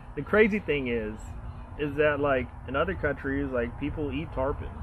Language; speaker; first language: English; native; English